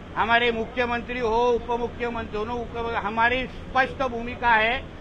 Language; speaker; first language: Hindi; non-native, local second language; Marathi